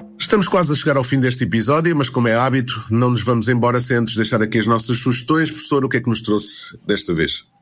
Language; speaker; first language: Portuguese; native; Portuguese